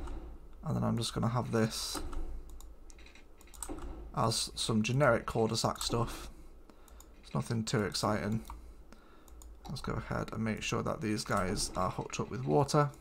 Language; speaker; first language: English; native; English